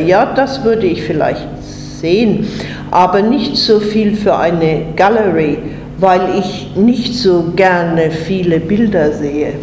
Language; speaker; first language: German; non-native, fluent; English